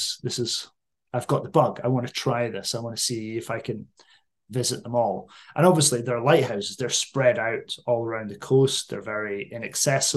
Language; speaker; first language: English; native; English